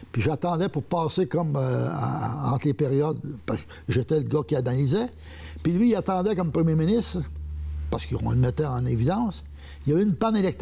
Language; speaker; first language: French; native; French